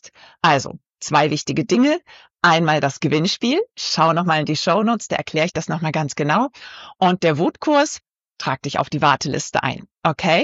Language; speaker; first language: German; native; German